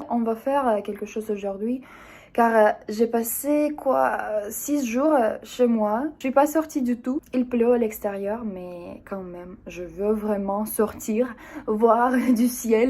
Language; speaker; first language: French; non-native, fluent; Russian